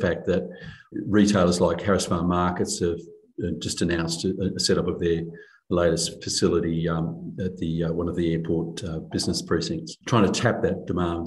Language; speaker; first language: English; native; English